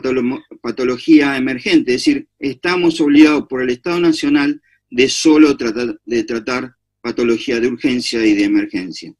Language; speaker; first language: Spanish; native; Spanish